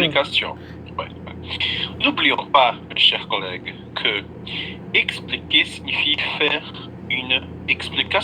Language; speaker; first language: French; non-native, fluent; Portuguese